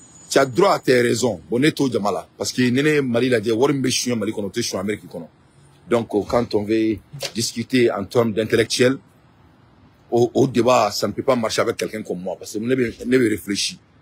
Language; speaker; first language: French; non-native, local second language; Bambara